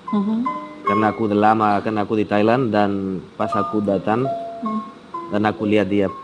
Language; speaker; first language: Indonesian; non-native, fluent; Spanish